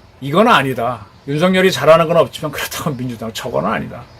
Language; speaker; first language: Korean; native; Korean